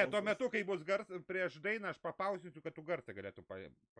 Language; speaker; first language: Lithuanian; native; Lithuanian